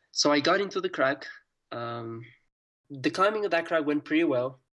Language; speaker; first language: English; non-native, fluent; Spanish